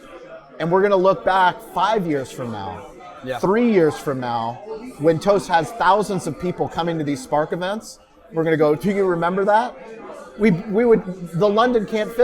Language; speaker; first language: English; native; English